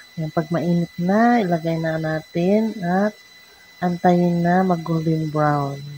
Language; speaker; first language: Filipino; non-native, local second language; Cebuano